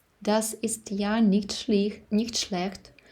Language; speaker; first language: German; non-native, fluent; Ukrainian